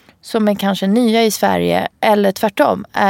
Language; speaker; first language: Swedish; non-native, fluent; Arabic